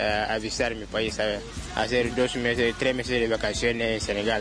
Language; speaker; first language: Spanish; non-native, learner; Wolof